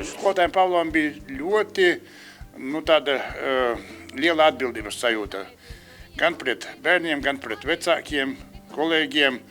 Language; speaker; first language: Latvian; native; Latvian